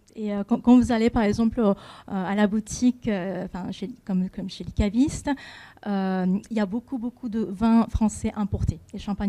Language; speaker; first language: French; non-native, fluent; Japanese